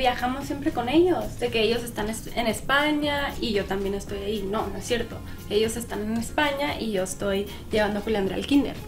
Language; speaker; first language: Spanish; native; Spanish